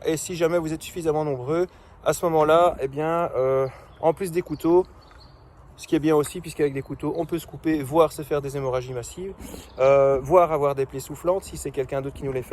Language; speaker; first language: French; native; French